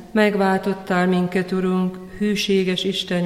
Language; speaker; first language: Hungarian; native; Hungarian